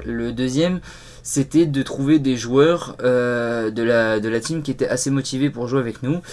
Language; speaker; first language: French; native; French